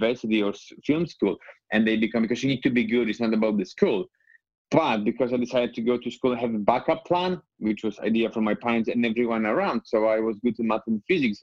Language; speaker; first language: English; non-native, fluent; Polish